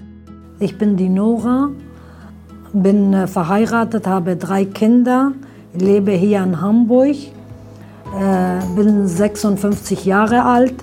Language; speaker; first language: German; early bilingual, other home language; Aramaic